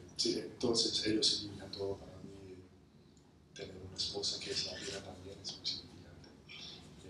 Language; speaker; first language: Spanish; non-native, learner; English